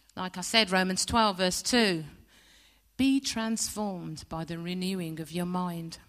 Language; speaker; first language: English; native; English